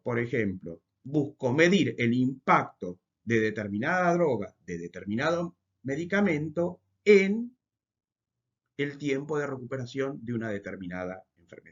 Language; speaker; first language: Spanish; native; Spanish